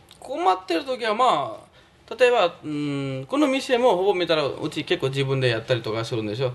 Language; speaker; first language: Japanese; non-native, fluent; Nepali